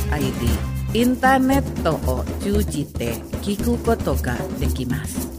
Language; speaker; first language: Japanese; non-native, fluent; Indonesian